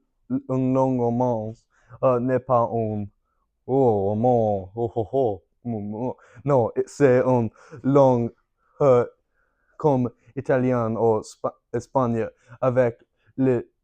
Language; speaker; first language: French; non-native, learner; English